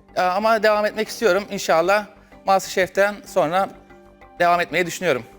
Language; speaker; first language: Turkish; native; Turkish